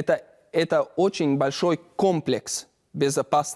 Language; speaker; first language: Russian; non-native, learner; Latvian